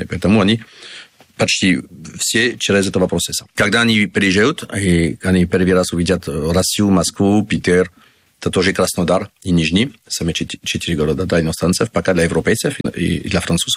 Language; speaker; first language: Russian; non-native, learner; French